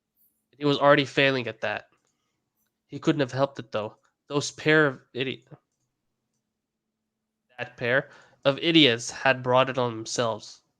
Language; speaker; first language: English; native; English